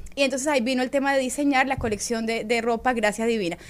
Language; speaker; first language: Spanish; native; Spanish